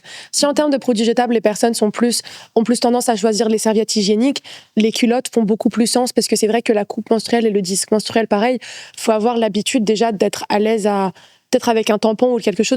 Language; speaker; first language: French; native; French